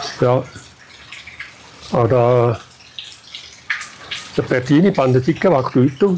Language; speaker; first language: Indonesian; non-native, learner; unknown